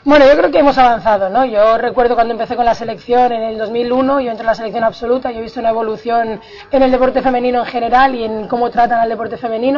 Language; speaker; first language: Spanish; native; Spanish